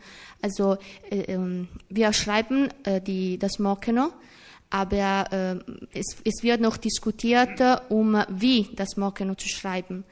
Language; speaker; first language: German; non-native, learner; Italian